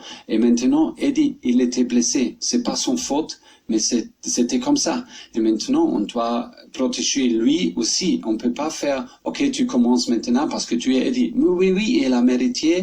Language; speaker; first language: French; non-native, learner; German